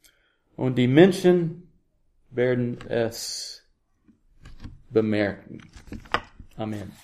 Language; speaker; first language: German; non-native, learner; English